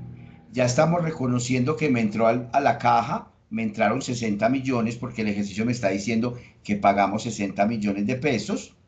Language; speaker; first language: Spanish; native; Spanish